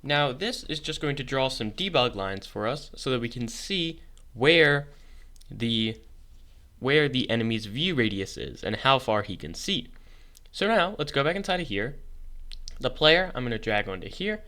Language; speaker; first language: English; native; English